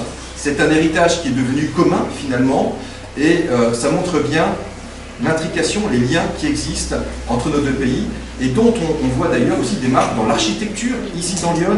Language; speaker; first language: French; native; French